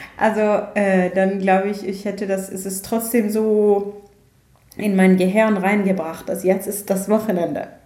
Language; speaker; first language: German; non-native, fluent; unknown